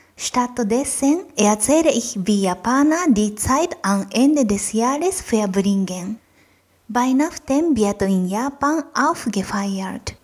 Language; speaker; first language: German; non-native, fluent; Japanese